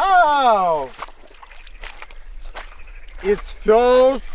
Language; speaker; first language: English; non-native, learner; Russian